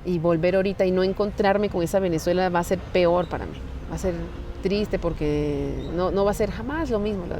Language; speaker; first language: Spanish; native; Spanish